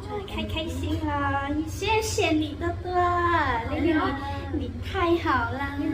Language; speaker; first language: Chinese; non-native, learner; Hmong